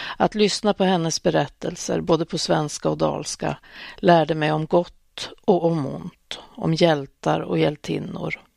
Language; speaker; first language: Swedish; native; Swedish